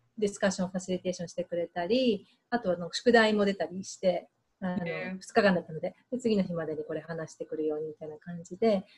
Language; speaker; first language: Japanese; native; Japanese